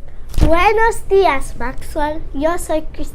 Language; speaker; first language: Spanish; non-native, learner; English